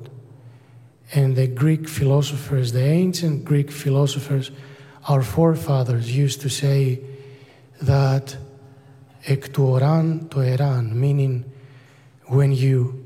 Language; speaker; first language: English; non-native, fluent; Greek